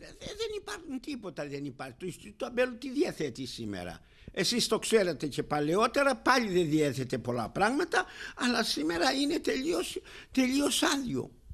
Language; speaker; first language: Greek; native; Greek